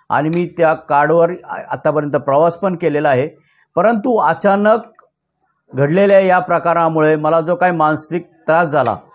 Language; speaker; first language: Marathi; native; Marathi